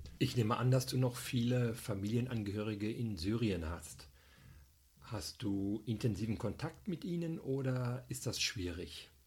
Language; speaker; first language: German; native; German